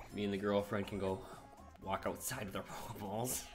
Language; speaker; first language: English; native; English